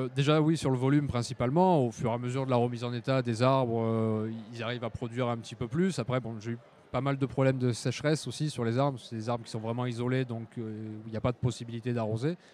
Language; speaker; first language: French; native; French